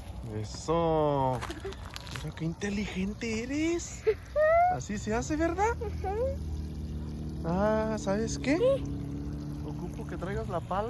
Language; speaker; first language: Spanish; native; Spanish